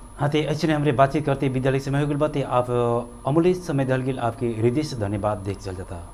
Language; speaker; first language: Bhojpuri; non-native, local second language; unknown